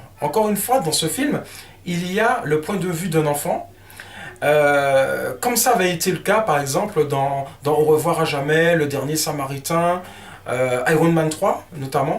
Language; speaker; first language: French; native; French